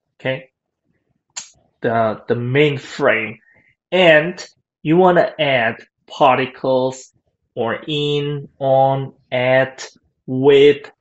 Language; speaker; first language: English; non-native, fluent; Korean